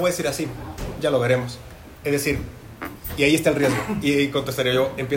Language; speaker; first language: Spanish; native; Spanish